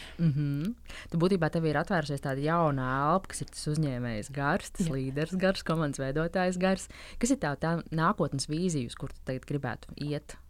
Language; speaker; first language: Latvian; native; Latvian